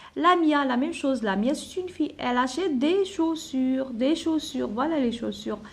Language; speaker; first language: French; non-native, local second language; Arabic